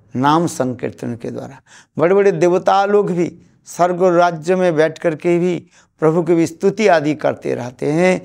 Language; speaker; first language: Hindi; non-native, local second language; Bangla